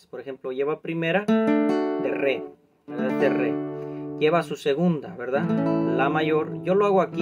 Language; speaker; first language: Spanish; native; Spanish